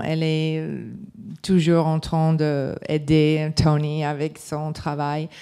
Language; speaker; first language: French; non-native, learner; English